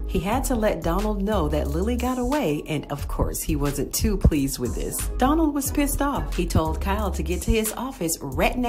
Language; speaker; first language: English; native; English